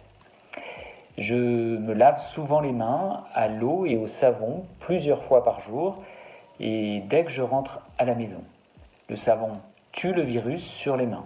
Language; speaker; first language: French; native; French